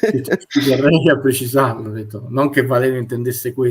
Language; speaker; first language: Italian; native; Italian